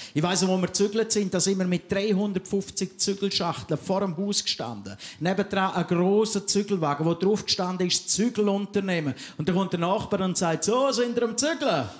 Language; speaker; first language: German; native; German